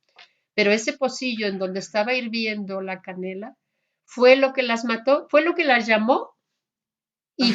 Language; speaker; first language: Spanish; native; Spanish